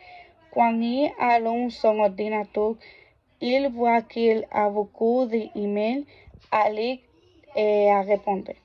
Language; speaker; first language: French; non-native, learner; Spanish